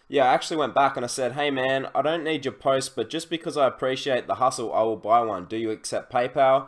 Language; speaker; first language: English; native; English